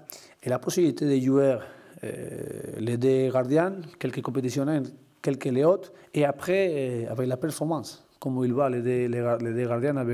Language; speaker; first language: French; non-native, learner; Spanish